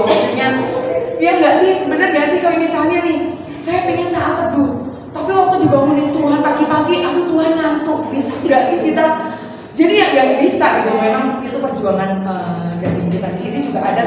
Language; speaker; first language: Indonesian; native; Indonesian